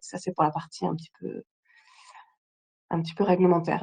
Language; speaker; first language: French; native; French